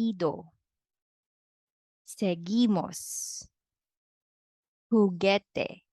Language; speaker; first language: Spanish; non-native, fluent; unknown